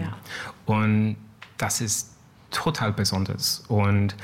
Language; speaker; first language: German; non-native, learner; French